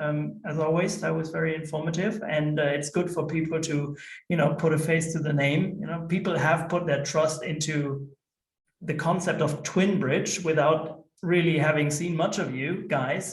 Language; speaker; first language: English; non-native, fluent; German